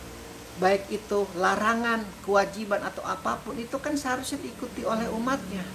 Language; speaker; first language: Indonesian; native; Indonesian